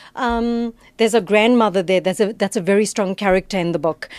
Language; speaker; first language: English; native; English